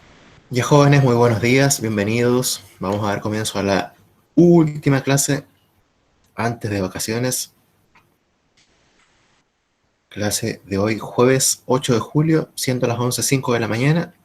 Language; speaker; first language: Spanish; native; Spanish